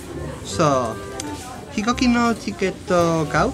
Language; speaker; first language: Japanese; non-native, learner; Spanish